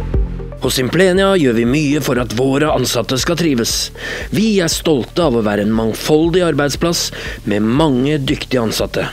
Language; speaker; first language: Norwegian; native; Norwegian